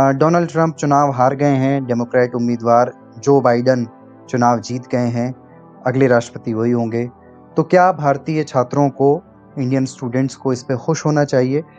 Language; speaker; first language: Hindi; native; Hindi